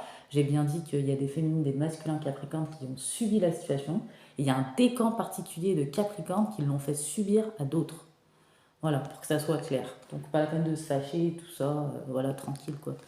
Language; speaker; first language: French; native; French